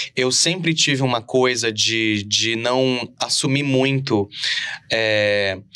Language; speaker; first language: Portuguese; native; Portuguese